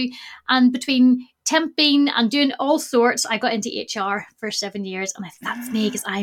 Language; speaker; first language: English; native; English